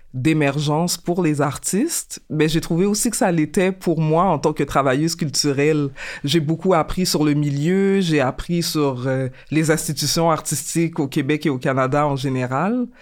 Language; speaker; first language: French; native; French